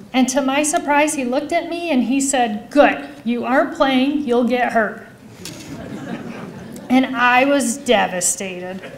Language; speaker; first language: English; native; English